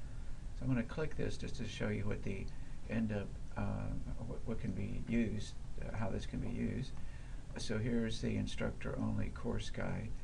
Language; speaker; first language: English; native; English